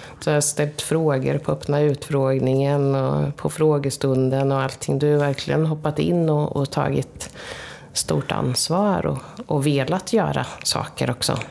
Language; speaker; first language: Swedish; native; Swedish